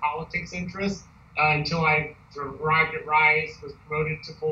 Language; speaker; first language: English; native; English